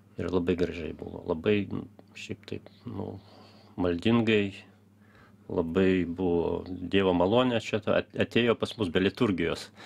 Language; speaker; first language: Lithuanian; early bilingual, heritage; Lithuanian